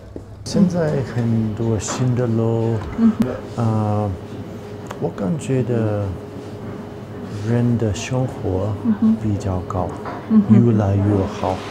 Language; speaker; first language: Chinese; non-native, learner; English